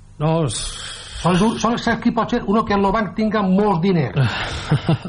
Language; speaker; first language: Catalan; non-native, local second language; Spanish